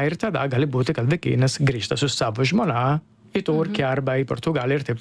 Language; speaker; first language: Lithuanian; non-native, fluent; Italian